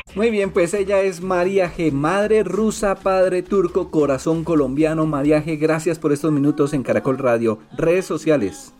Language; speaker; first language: Spanish; native; Spanish